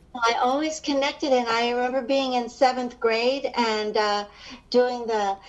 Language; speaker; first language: English; early bilingual, other home language; Hungarian